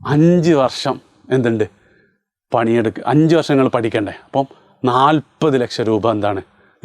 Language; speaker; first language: Malayalam; native; Malayalam